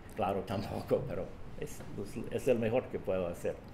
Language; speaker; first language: Spanish; non-native, fluent; English